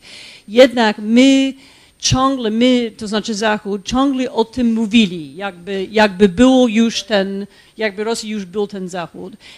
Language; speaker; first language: Polish; non-native, fluent; English